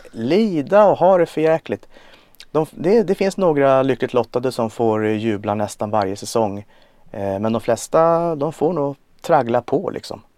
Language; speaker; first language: Swedish; native; Swedish